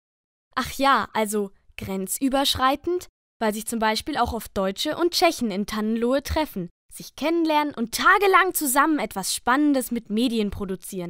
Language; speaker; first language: German; native; German